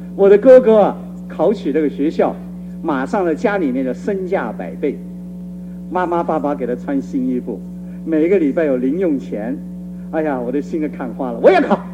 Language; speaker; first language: Chinese; non-native, local second language; Cantonese